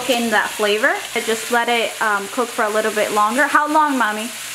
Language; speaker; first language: English; early bilingual, other home language; Spanish